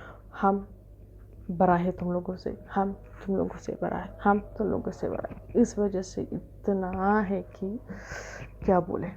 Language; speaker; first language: Hindi; non-native, fluent; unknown